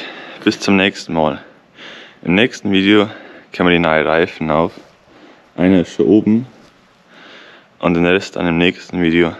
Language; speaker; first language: German; native; German